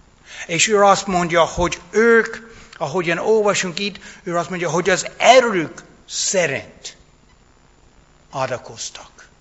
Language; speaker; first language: Hungarian; non-native, fluent; English